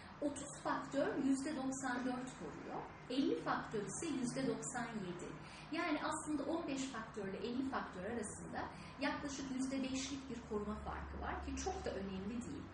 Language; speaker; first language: Turkish; native; Turkish